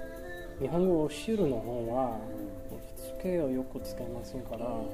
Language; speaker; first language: Japanese; non-native, learner; English